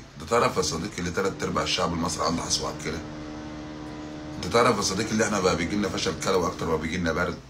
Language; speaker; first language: Arabic; native; Arabic